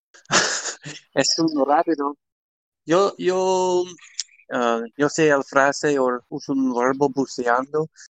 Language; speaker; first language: Spanish; non-native, learner; English